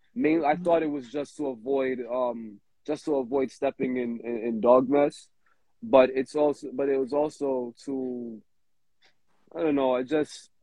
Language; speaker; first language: English; native; English